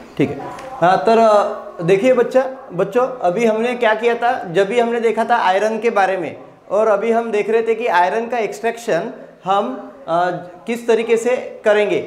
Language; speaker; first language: Hindi; non-native, local second language; Marathi